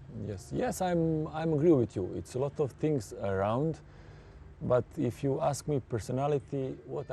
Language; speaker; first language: English; non-native, fluent; Serbian